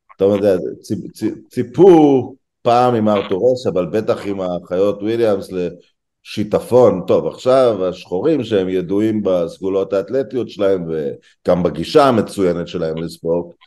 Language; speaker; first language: Hebrew; native; Hebrew